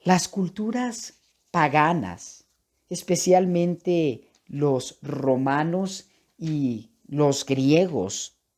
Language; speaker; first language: Spanish; native; Spanish